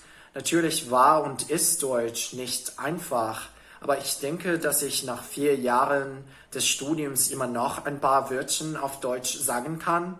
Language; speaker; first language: German; non-native, learner; Spanish